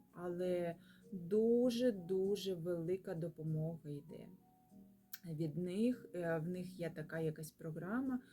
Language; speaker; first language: Ukrainian; non-native, local second language; Russian